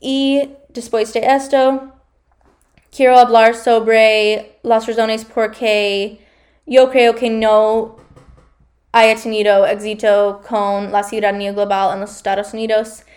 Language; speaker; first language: Spanish; non-native, learner; English